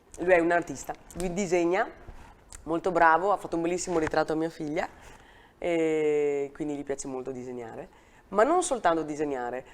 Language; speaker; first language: Italian; native; Italian